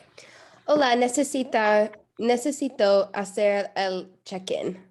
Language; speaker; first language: Spanish; non-native, learner; English